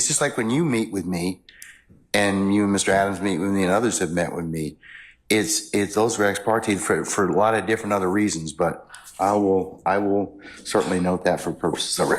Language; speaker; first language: English; native; English